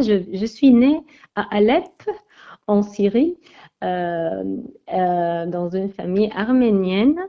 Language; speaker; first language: French; non-native, fluent; Armenian